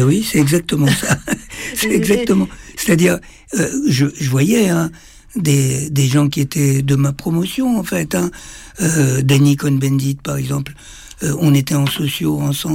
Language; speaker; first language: French; native; French